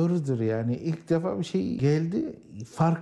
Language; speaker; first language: Turkish; non-native, learner; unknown